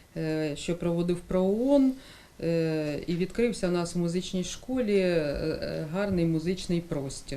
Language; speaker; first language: Ukrainian; non-native, local second language; Russian